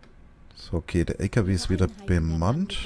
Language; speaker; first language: German; native; German